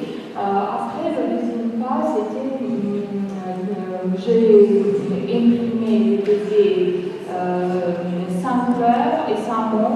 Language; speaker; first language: French; non-native, fluent; Georgian